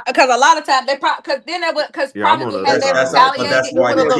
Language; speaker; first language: English; native; English